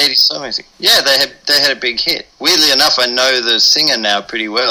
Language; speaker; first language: English; native; English